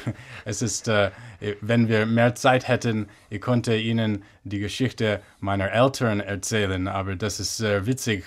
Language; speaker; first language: German; non-native, fluent; English